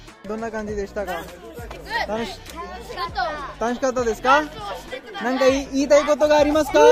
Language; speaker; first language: Japanese; non-native, learner; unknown